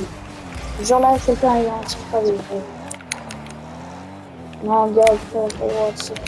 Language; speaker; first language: French; native; French